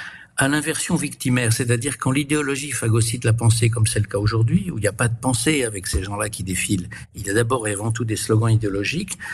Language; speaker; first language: French; native; French